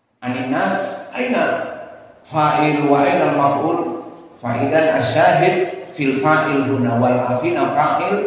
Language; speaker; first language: Arabic; non-native, learner; Indonesian